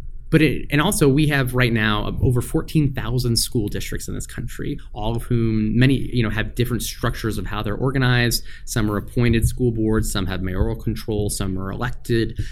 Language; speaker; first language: English; native; English